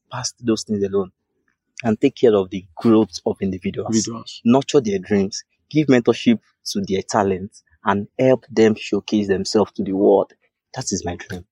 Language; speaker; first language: English; non-native, local second language; Yoruba